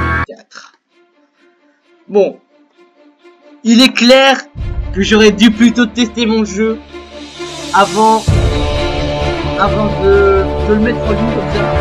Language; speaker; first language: French; native; French